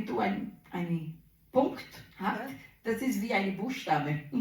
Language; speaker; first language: German; non-native, learner; Portuguese